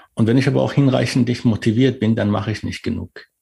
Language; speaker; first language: German; non-native, fluent; Persian